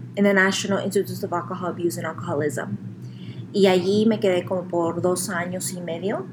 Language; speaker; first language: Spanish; early bilingual, heritage; Spanish